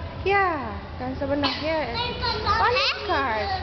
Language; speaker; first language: German; non-native, learner; Filipino